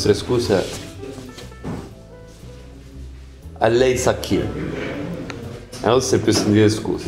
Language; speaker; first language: Italian; native; Italian